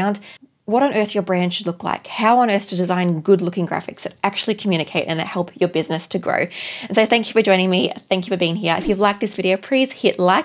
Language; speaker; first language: English; native; English